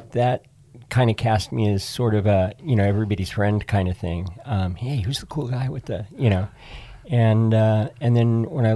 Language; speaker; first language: English; native; English